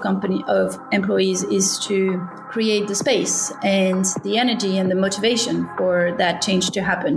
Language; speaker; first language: English; non-native, fluent; French